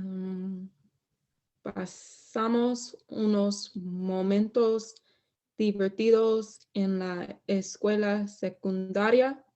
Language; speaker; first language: Spanish; non-native, learner; English